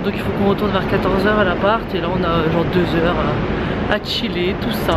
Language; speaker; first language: French; native; French